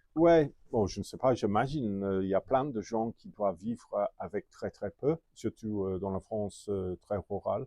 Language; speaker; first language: French; non-native, fluent; English